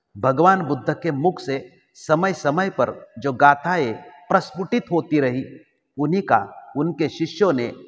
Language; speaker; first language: Hindi; non-native, local second language; Marathi